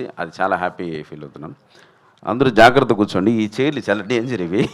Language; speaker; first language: Telugu; native; Telugu